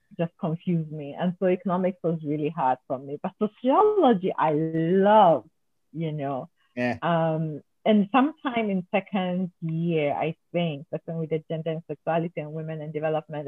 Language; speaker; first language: English; non-native, local second language; Akan